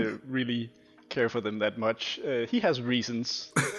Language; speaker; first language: English; non-native, fluent; Danish